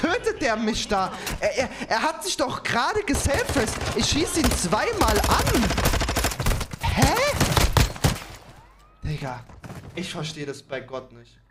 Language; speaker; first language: German; native; German